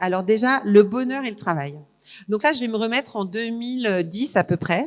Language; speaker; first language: French; native; French